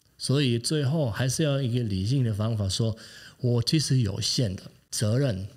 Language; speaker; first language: Chinese; non-native, fluent; German